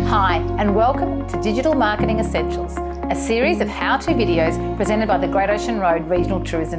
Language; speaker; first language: English; native; English